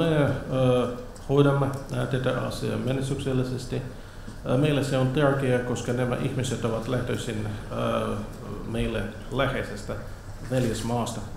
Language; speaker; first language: Finnish; non-native, fluent; Russian